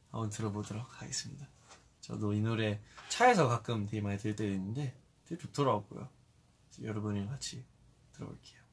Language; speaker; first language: Korean; early bilingual, heritage; Korean